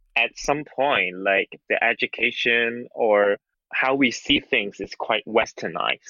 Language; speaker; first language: English; non-native, local second language; Cantonese